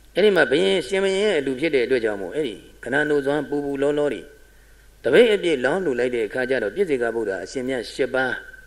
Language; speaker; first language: Burmese; native; Burmese